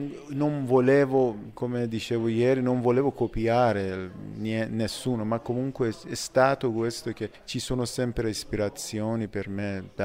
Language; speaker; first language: Italian; non-native, fluent; Persian